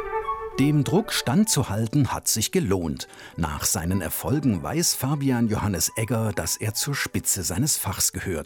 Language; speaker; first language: German; native; German